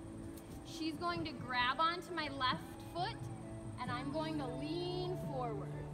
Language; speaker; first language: English; native; English